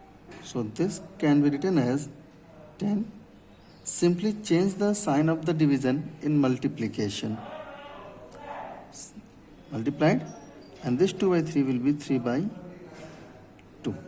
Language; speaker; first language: English; non-native, local second language; Hindi